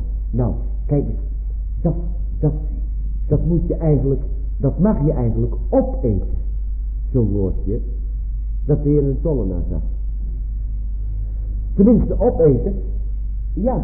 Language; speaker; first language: Dutch; native; Dutch